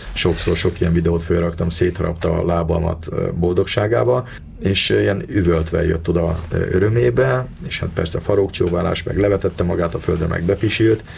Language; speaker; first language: Hungarian; native; Hungarian